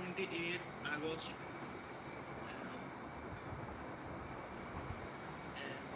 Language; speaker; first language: English; non-native, learner; Bangla